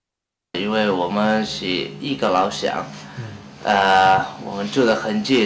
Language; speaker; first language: Chinese; non-native, fluent; Spanish